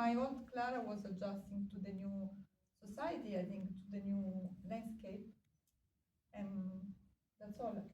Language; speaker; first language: English; non-native, fluent; Italian